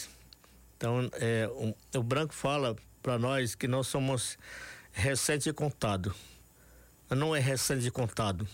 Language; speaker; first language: Portuguese; non-native, local second language; Yanomámi